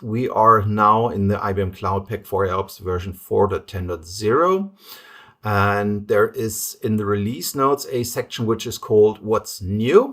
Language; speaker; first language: English; non-native, fluent; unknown